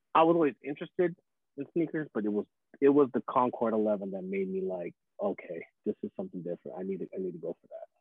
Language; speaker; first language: English; early bilingual, other home language; Filipino